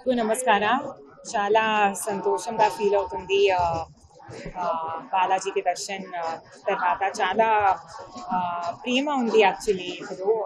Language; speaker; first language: Telugu; non-native, learner; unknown